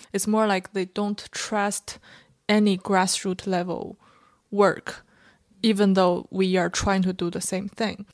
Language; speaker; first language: English; non-native, fluent; Chinese